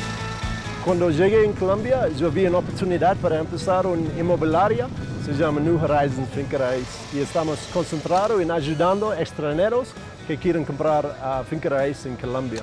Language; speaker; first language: Spanish; non-native, fluent; English